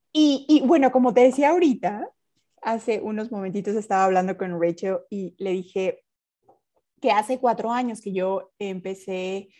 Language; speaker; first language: Spanish; native; Spanish